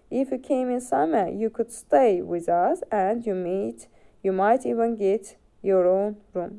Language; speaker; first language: English; non-native, fluent; Azerbaijani